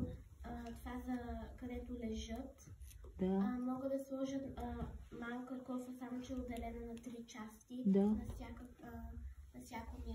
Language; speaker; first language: Bulgarian; early bilingual, heritage; Bulgarian